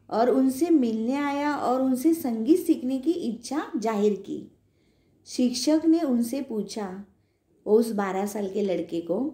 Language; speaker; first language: Hindi; non-native, local second language; Marathi